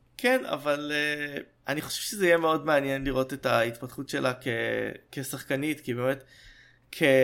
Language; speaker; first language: Hebrew; native; Hebrew